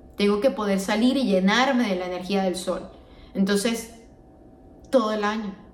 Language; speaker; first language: Spanish; native; Spanish